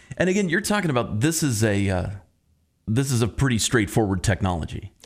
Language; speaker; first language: English; native; English